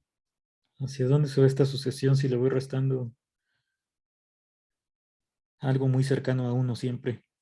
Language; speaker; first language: Spanish; native; Spanish